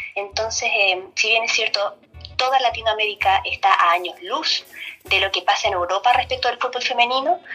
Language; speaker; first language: Spanish; native; Spanish